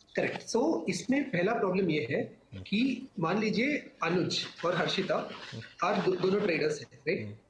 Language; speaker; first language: Hindi; non-native, local second language; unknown